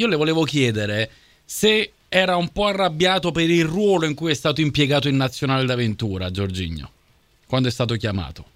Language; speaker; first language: Italian; native; Italian